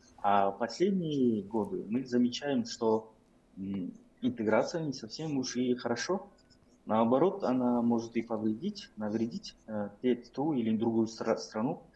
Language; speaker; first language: Russian; non-native, local second language; Kazakh